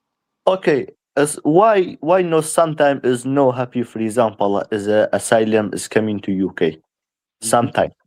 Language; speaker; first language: English; non-native, learner; Persian